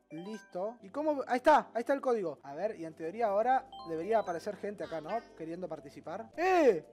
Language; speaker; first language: Spanish; native; Spanish